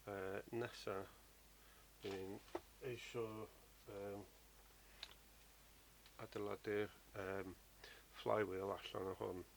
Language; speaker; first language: Welsh; non-native, learner; English